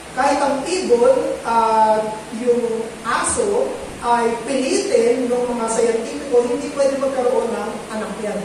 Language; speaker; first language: Filipino; native; Filipino